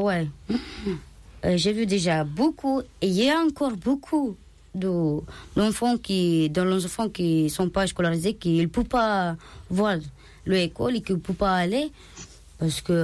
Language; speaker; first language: French; non-native, learner; Romanian